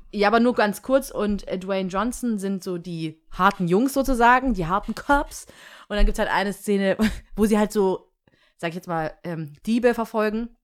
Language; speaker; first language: German; early bilingual, other home language; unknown